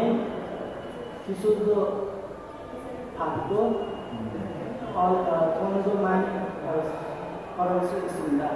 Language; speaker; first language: Korean; non-native, learner; Nepali